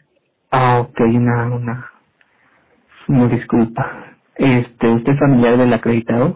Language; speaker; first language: Spanish; native; Spanish